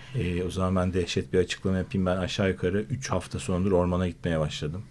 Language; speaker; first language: Turkish; native; Turkish